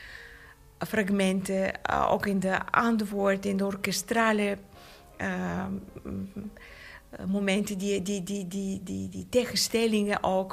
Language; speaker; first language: Dutch; non-native, fluent; Bulgarian